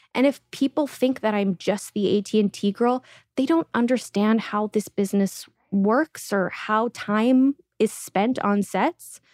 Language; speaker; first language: English; early bilingual, other home language; Russian